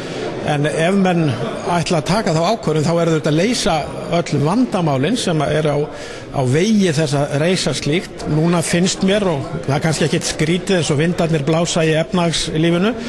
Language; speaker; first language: Icelandic; native; Icelandic